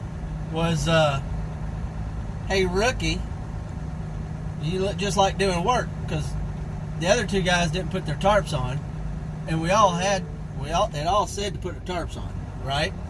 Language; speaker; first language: English; native; English